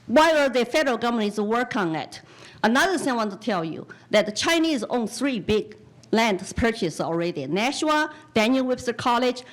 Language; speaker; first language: English; non-native, fluent; Chinese